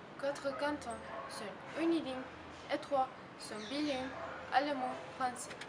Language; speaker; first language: French; non-native, learner; Spanish